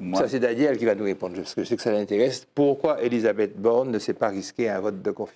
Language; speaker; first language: French; native; French